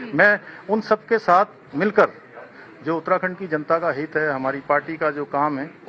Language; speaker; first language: Hindi; native; Hindi